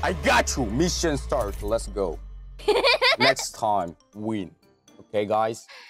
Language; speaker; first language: English; non-native, learner; Korean